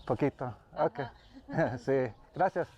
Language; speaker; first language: Spanish; non-native, learner; English